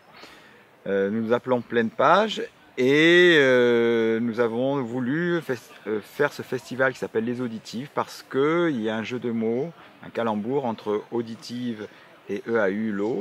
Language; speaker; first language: French; native; French